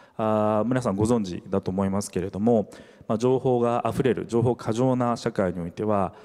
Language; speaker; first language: Japanese; native; Japanese